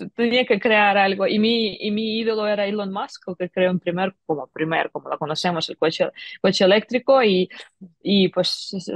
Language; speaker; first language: Spanish; non-native, fluent; Ukrainian